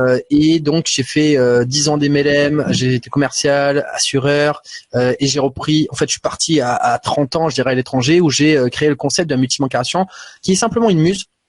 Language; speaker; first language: French; native; French